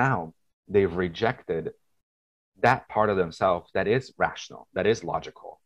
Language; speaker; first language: English; non-native, fluent; Portuguese